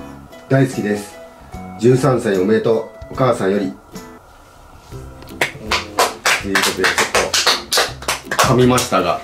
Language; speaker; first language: Japanese; native; Japanese